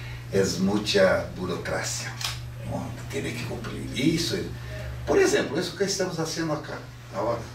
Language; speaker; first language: Spanish; non-native, fluent; Portuguese